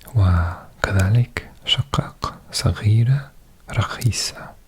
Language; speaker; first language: Arabic; non-native, learner; English